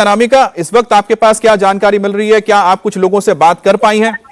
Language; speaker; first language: Hindi; native; Hindi